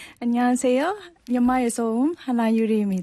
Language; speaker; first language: Korean; non-native, learner; Burmese